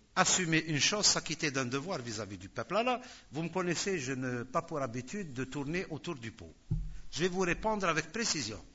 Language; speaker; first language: French; non-native, local second language; Arabic